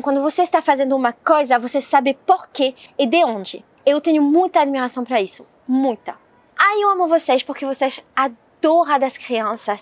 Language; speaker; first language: Portuguese; non-native, learner; French